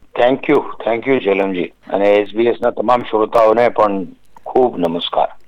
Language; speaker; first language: Gujarati; native; Gujarati